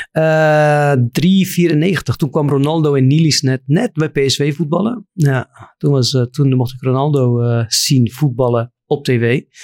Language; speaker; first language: Dutch; non-native, fluent; Arabic